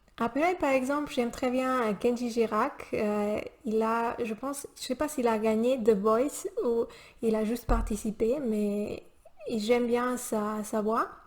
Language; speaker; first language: French; non-native, learner; Spanish